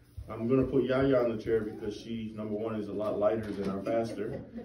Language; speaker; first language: English; native; English